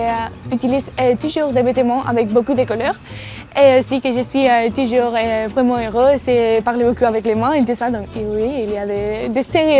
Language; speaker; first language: French; non-native, fluent; Spanish